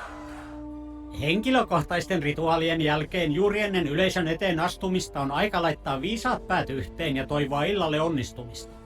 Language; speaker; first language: Finnish; native; Finnish